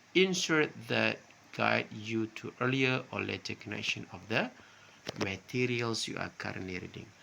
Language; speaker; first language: English; non-native, local second language; Malay